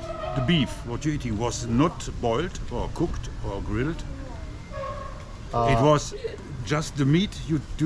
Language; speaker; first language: English; non-native, learner; German